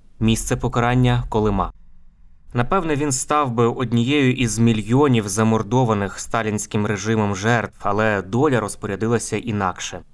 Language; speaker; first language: Ukrainian; native; Ukrainian